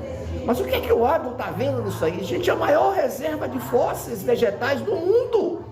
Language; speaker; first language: Portuguese; native; Portuguese